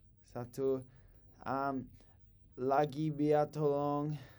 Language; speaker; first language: Indonesian; non-native, learner; English